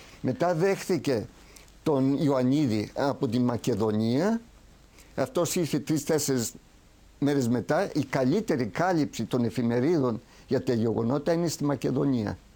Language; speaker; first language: Greek; early bilingual, heritage; Greek